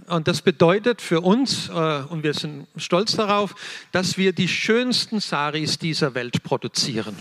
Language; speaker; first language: German; native; German